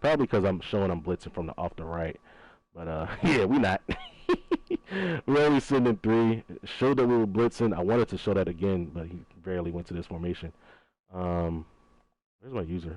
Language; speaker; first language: English; native; English